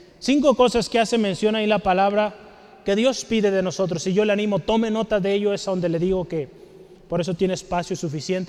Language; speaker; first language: Spanish; native; Spanish